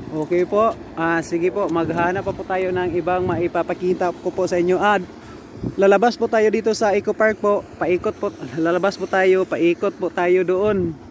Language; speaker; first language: Filipino; non-native, local second language; Cebuano